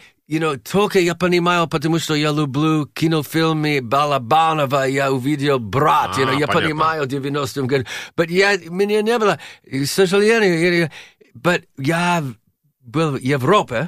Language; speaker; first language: Russian; non-native, learner; English